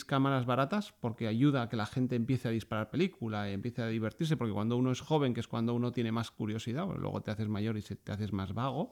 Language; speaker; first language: Spanish; native; Spanish